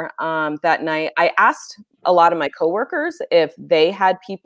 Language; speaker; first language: English; native; English